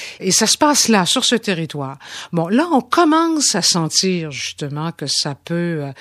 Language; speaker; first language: French; native; French